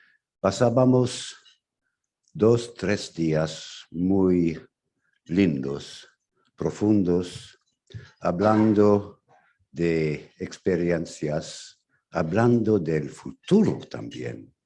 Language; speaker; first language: Spanish; non-native, fluent; English